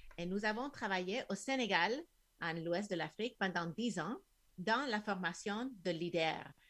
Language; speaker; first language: French; non-native, fluent; Spanish